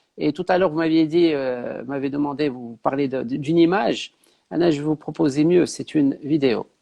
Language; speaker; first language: French; non-native, local second language; Arabic